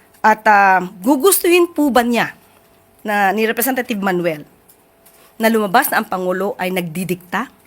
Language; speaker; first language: Filipino; native; Filipino